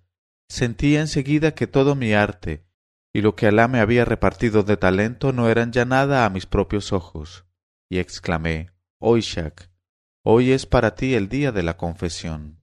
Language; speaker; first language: Spanish; native; Spanish